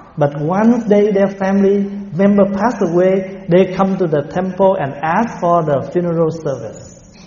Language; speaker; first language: English; non-native, fluent; Vietnamese